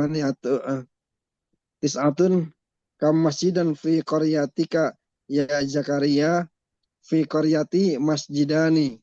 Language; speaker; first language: Arabic; non-native, learner; Indonesian